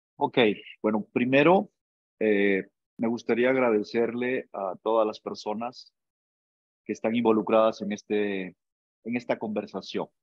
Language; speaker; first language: Spanish; native; Spanish